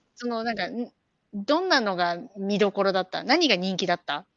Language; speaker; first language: Japanese; native; Japanese